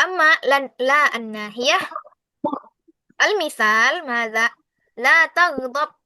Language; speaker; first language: Arabic; non-native, fluent; Indonesian